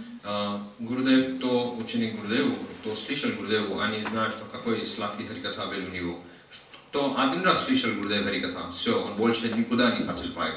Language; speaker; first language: Russian; non-native, learner; Hindi